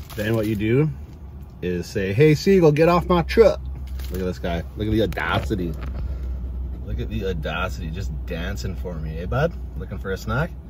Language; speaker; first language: English; native; English